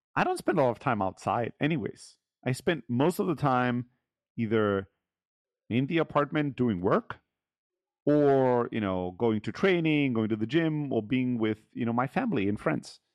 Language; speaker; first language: English; early bilingual, heritage; German